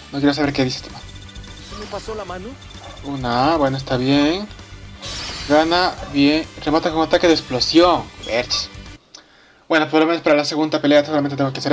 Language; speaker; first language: Spanish; native; Spanish